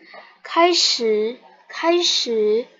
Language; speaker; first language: Chinese; non-native, fluent; Indonesian